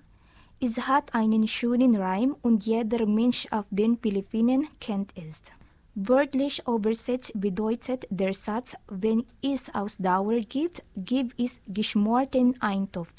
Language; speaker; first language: German; non-native, learner; Filipino